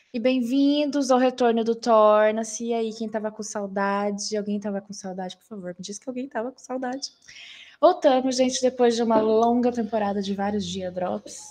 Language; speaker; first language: Portuguese; native; Portuguese